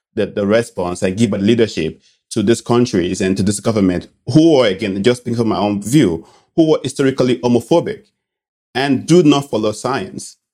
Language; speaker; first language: English; non-native, local second language; Bini